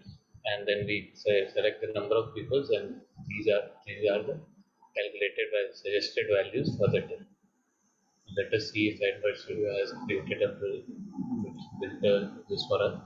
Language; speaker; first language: English; non-native, fluent; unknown